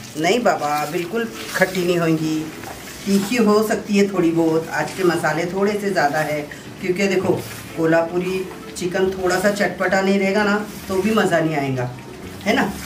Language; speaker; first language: Hindi; non-native, local second language; Urdu